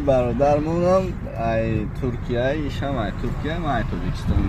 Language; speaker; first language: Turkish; non-native, fluent; Tajik